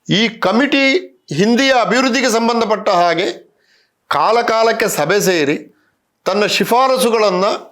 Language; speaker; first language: Kannada; non-native, local second language; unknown